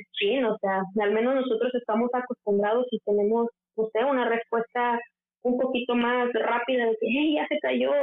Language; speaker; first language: Spanish; native; Spanish